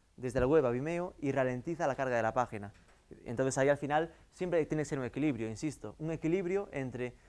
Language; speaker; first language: Spanish; native; Spanish